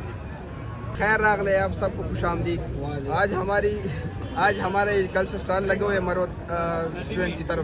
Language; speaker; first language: Hindi; non-native, local second language; Pashto